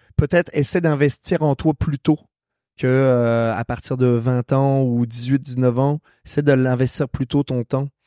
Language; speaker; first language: French; native; French